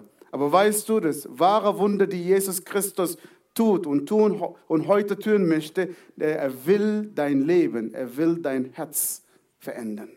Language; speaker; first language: German; non-native, fluent; Arabic